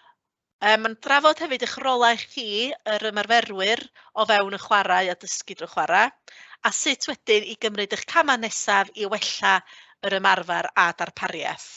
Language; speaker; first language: Welsh; native; Welsh